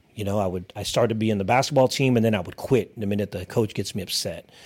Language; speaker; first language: English; native; English